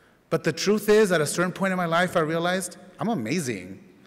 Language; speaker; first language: English; native; English